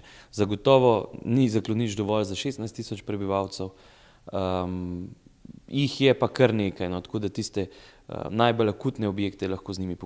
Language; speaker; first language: Slovenian; native; Slovenian